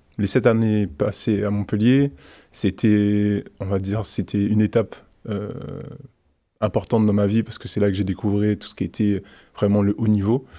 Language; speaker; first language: French; early bilingual, other home language; Haitian Creole